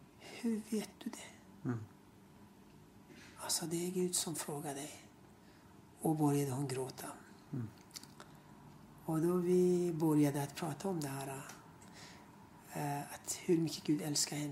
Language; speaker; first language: Swedish; non-native, fluent; Persian